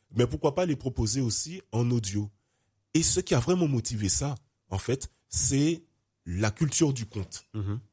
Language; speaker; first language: French; native; French